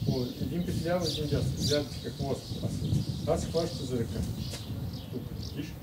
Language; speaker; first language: Bulgarian; non-native, learner; Russian